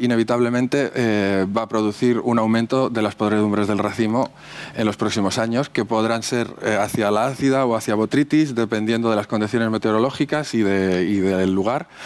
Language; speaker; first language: Spanish; native; Spanish